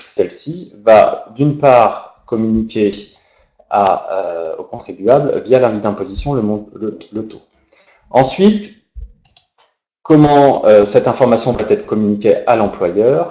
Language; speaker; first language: French; native; French